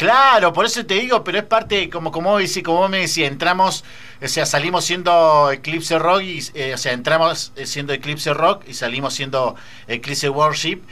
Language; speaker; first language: Spanish; native; Spanish